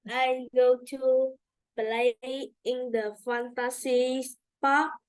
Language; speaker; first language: English; non-native, learner; Vietnamese